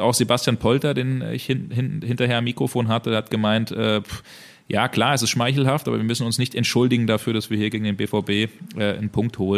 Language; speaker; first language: German; native; German